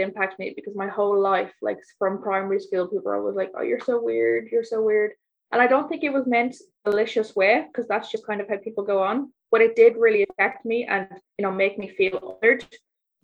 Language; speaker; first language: English; native; English